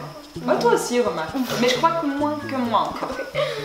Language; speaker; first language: French; native; French